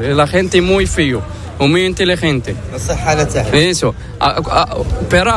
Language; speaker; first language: Spanish; non-native, learner; Arabic